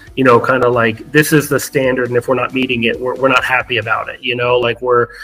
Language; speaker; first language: English; early bilingual, other home language; Arabic